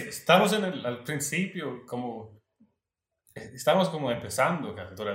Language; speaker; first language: Spanish; non-native, learner; Swedish